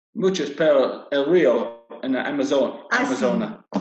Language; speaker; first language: Spanish; non-native, learner; English